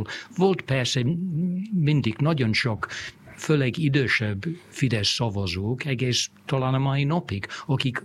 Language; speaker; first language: Hungarian; non-native, fluent; English